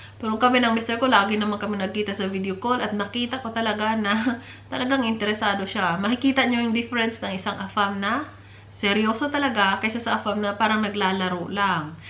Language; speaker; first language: Filipino; non-native, local second language; Cebuano